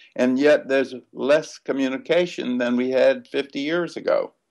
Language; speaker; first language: English; native; English